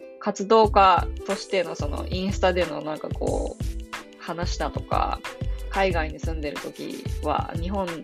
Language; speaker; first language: Japanese; native; Japanese